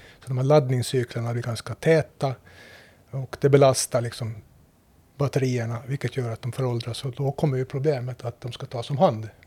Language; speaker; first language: Swedish; native; Swedish